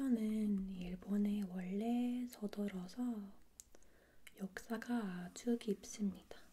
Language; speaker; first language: Korean; non-native, fluent; English